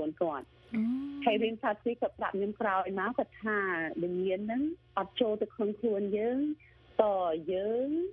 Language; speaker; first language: Khmer; early bilingual, heritage; Khmer